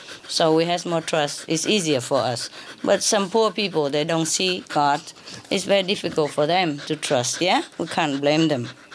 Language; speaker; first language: English; non-native, fluent; Vietnamese